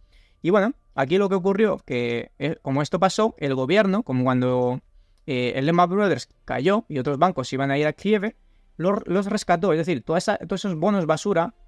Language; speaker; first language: Spanish; native; Spanish